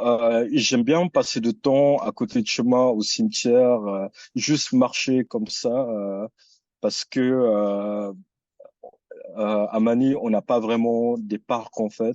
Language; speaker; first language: French; early bilingual, other home language; Filipino